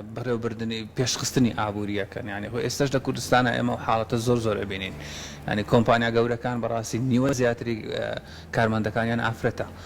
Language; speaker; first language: Central Kurdish; native; Central Kurdish